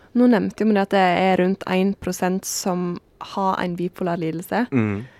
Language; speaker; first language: Norwegian; native; Norwegian